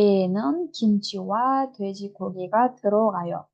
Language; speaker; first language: Korean; non-native, fluent; Kyrgyz